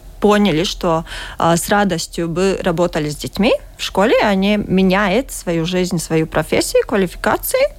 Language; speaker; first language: Russian; non-native, learner; Latvian